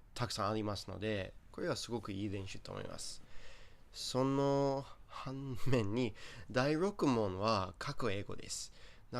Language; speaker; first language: Japanese; non-native, fluent; English